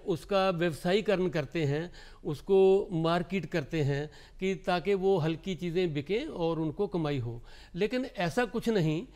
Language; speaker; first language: Hindi; non-native, local second language; Punjabi